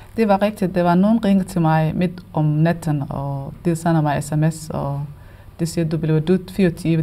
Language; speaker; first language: Danish; non-native, learner; Somali